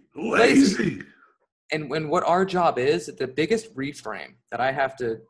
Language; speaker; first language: English; native; English